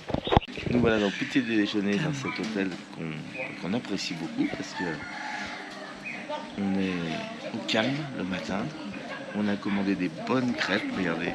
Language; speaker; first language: French; native; French